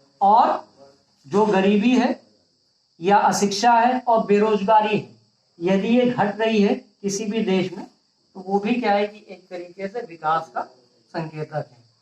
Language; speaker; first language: Hindi; native; Hindi